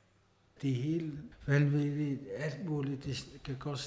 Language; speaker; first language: Danish; non-native, local second language; Kalaallisut